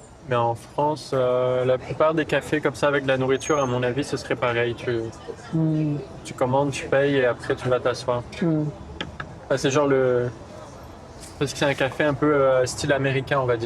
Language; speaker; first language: French; native; French